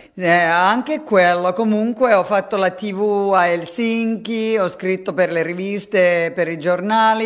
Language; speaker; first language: Italian; non-native, fluent; Finnish